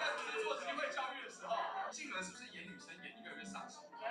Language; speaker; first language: Chinese; native; Chinese